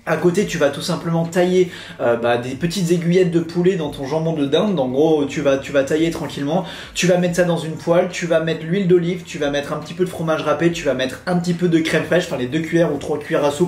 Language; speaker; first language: French; native; French